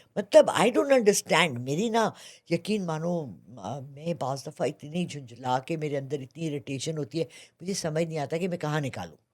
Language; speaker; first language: Urdu; native; Urdu